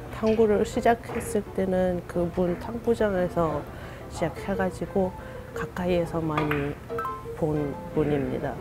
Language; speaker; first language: Korean; non-native, fluent; Japanese